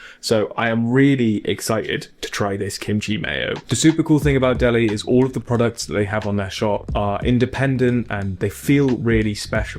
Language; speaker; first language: English; native; English